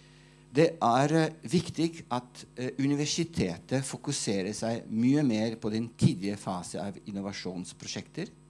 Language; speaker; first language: Norwegian; non-native, fluent; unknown